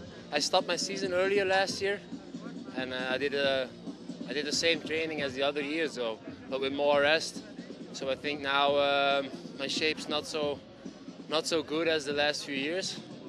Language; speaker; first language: English; non-native, fluent; Dutch